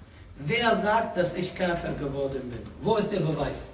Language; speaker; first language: German; non-native, fluent; Arabic